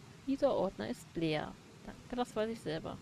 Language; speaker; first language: German; native; German